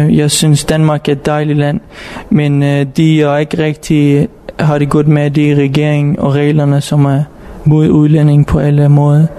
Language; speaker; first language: Danish; non-native, fluent; Arabic